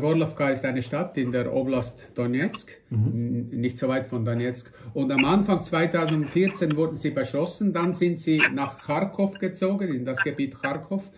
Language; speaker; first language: German; non-native, fluent; Russian